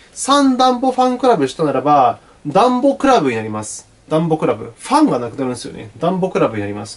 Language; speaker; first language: Japanese; native; Japanese